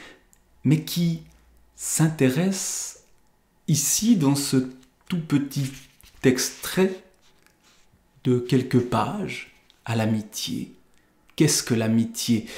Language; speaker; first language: French; native; French